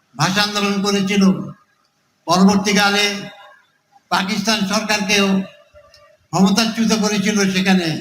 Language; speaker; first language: Bangla; native; Bangla